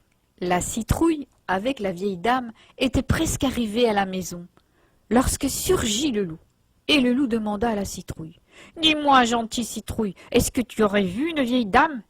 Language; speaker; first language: French; native; French